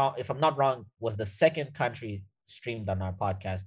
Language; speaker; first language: English; non-native, fluent; Portuguese